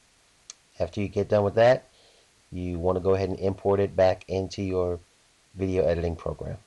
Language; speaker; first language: English; native; English